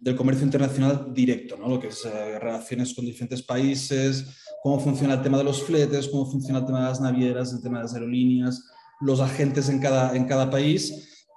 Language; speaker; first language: Spanish; native; Spanish